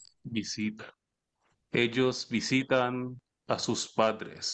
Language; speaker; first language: Spanish; non-native, learner; Filipino